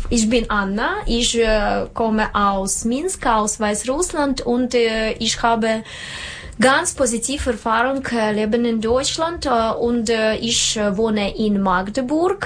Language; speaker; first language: German; non-native, learner; Russian